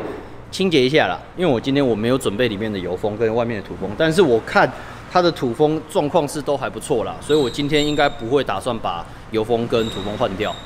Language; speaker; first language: Chinese; native; Chinese